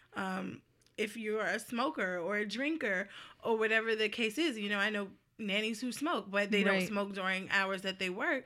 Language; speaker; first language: English; native; English